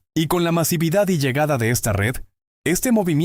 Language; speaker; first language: Spanish; native; Spanish